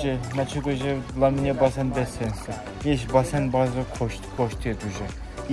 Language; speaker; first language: Polish; non-native, learner; Turkish